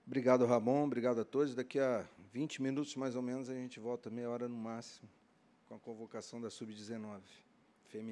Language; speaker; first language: Portuguese; native; Portuguese